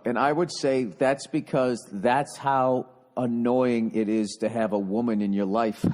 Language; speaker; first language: English; native; English